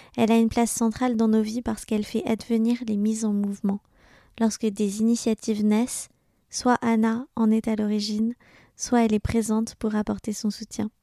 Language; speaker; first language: French; native; French